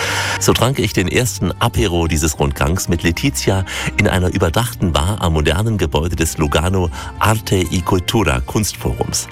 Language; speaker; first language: German; native; German